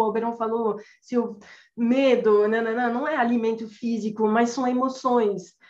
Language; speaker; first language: Portuguese; non-native, fluent; French